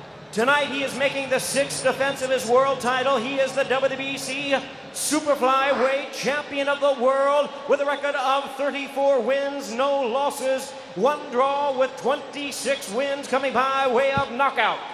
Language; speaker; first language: English; native; English